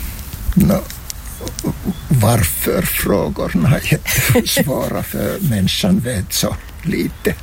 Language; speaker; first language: Swedish; non-native, local second language; Finnish